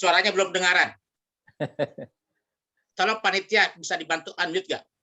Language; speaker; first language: Indonesian; native; Indonesian